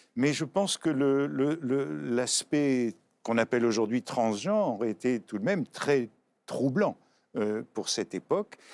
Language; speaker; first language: French; native; French